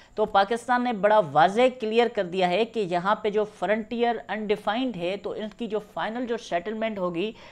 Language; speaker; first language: Urdu; non-native, local second language; Sindhi